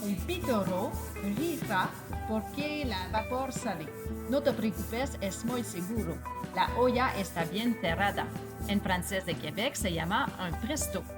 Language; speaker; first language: Spanish; non-native, learner; French